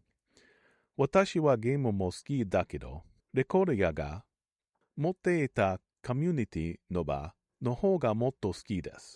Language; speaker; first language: Japanese; non-native, learner; English